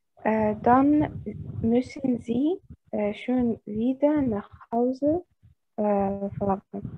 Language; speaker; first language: German; non-native, learner; Arabic